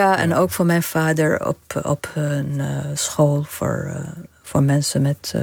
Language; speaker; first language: Dutch; non-native, fluent; Arabic